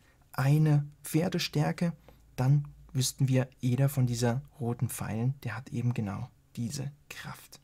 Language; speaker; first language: German; native; German